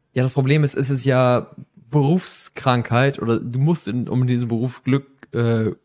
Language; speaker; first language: German; native; German